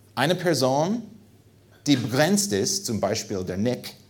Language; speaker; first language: German; non-native, fluent; English